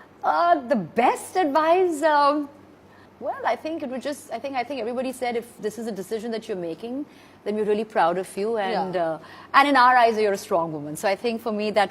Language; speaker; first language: English; non-native, local second language; Hindi